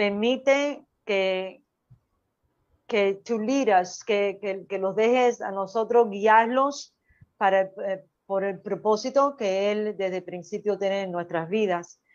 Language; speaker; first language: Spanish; early bilingual, other home language; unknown